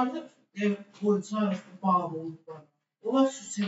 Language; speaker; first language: Turkish; non-native, learner; Azerbaijani